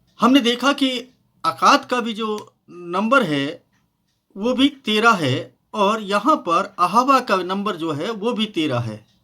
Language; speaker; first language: Hindi; native; Hindi